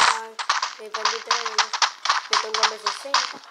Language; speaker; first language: Spanish; native; Spanish